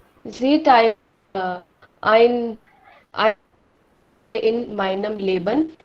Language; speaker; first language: German; non-native, learner; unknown